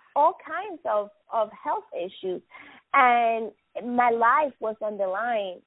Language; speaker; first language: English; non-native, fluent; Spanish